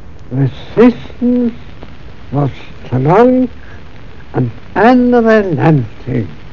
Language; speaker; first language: English; non-native, fluent; German